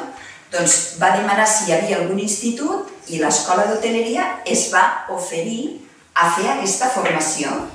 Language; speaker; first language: Catalan; native; Catalan